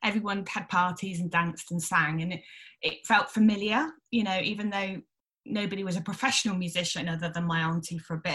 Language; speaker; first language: English; native; English